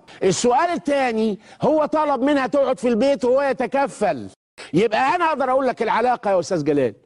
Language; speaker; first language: Arabic; native; Arabic